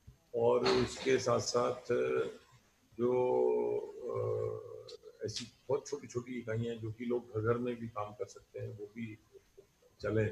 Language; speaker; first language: Hindi; native; Hindi